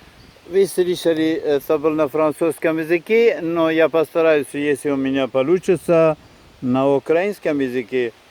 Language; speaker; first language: Russian; non-native, fluent; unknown